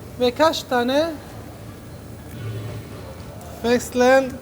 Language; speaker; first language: Turkish; non-native, learner; Italian